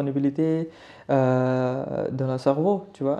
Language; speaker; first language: French; non-native, learner; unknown